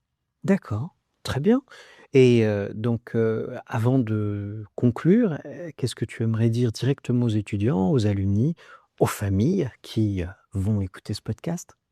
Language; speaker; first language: French; native; French